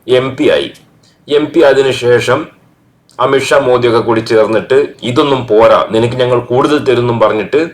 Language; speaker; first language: Malayalam; native; Malayalam